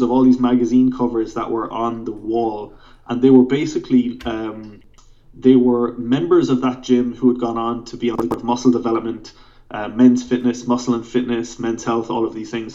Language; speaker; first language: English; native; English